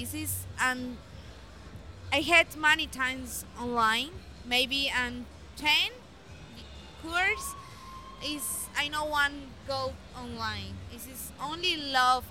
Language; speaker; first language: English; non-native, learner; Spanish